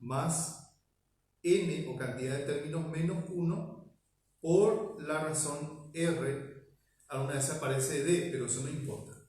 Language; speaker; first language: Spanish; native; Spanish